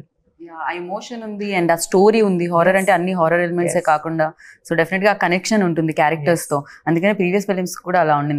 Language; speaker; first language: Telugu; native; Telugu